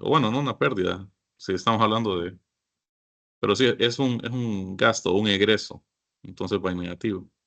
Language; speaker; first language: Spanish; native; Spanish